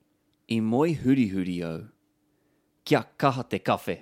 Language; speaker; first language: Māori; non-native, local second language; English